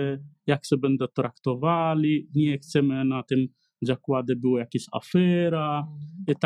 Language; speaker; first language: Polish; non-native, learner; Nepali